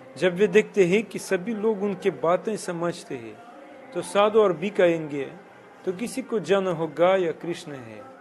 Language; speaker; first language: Hindi; non-native, fluent; Russian